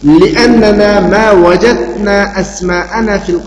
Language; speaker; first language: Arabic; non-native, fluent; Uyghur